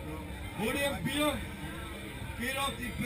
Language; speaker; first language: German; native; German